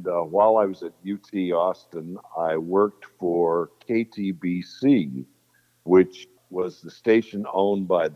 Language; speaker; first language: English; native; English